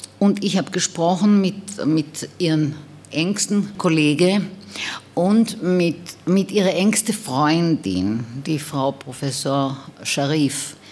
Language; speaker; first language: German; non-native, fluent; Hebrew